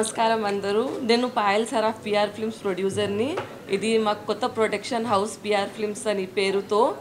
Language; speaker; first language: Telugu; non-native, fluent; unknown